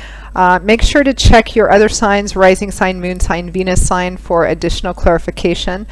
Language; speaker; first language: English; native; English